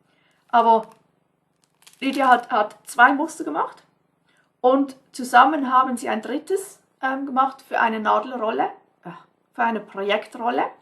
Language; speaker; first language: German; non-native, fluent; English